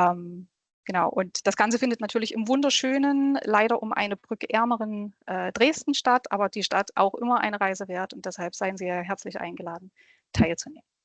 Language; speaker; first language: German; native; German